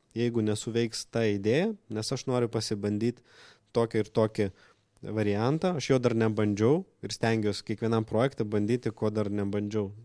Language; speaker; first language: Lithuanian; non-native, local second language; Russian